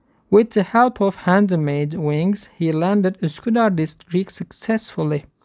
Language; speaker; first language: English; non-native, fluent; Turkish